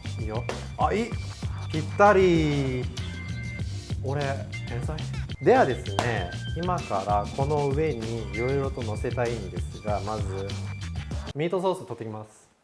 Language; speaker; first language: Japanese; non-native, fluent; Filipino